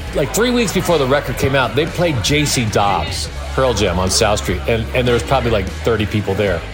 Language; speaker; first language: English; native; English